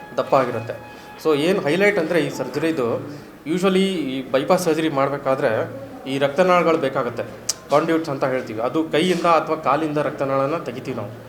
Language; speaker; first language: Kannada; native; Kannada